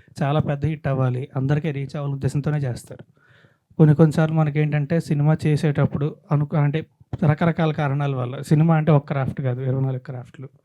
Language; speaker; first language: Telugu; native; Telugu